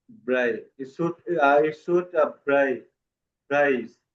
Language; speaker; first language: English; non-native, learner; Vietnamese